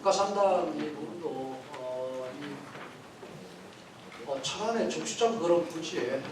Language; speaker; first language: Korean; native; Korean